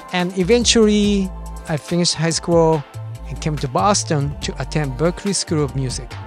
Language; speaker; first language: English; early bilingual, other home language; Japanese